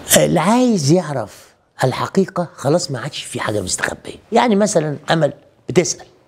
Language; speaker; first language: Egyptian Arabic; native; Egyptian Arabic